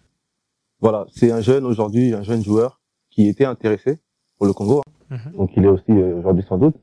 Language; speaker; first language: French; native; French